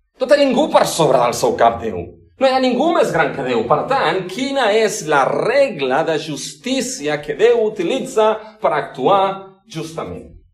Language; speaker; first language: Catalan; non-native, local second language; Spanish